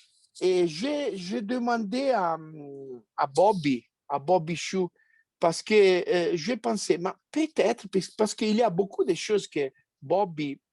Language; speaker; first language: French; non-native, fluent; Italian